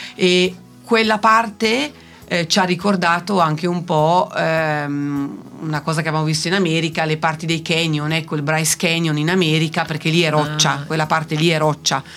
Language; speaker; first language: Italian; native; Italian